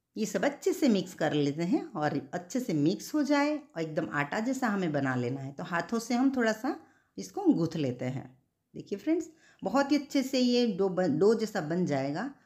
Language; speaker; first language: Hindi; non-native, local second language; Gujarati